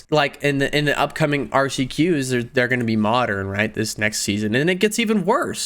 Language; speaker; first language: English; native; English